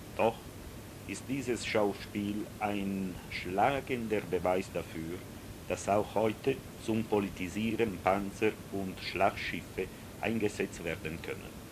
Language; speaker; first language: German; non-native, local second language; Italian